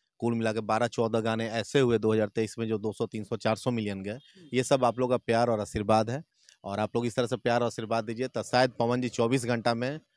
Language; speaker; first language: Hindi; native; Hindi